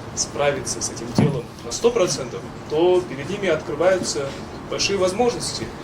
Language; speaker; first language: Russian; non-native, local second language; Kazakh